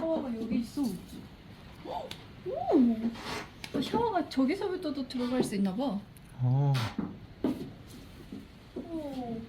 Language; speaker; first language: Korean; non-native, fluent; Japanese